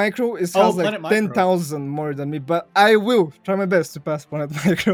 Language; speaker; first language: English; non-native, fluent; Bulgarian